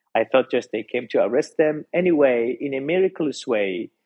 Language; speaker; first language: English; non-native, fluent; Persian